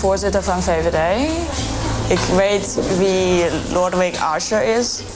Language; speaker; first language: Dutch; non-native, learner; Chinese